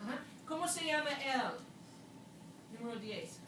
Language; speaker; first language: Spanish; non-native, fluent; English